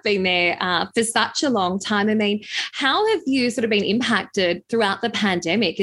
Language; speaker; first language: English; native; English